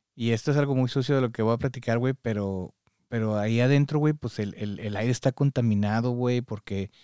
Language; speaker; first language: Spanish; native; Spanish